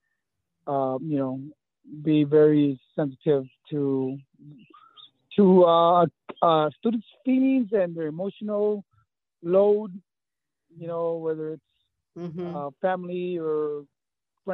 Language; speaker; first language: English; early bilingual, other home language; Spanish